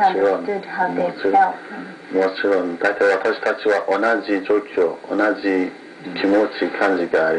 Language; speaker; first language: Japanese; non-native, learner; Kurdish